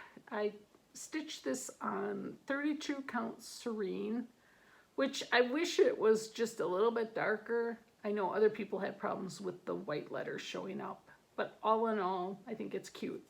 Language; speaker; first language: English; native; English